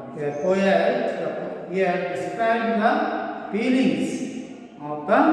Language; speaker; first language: English; non-native, local second language; Kannada